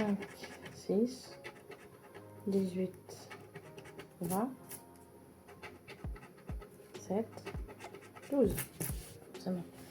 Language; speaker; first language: French; native; French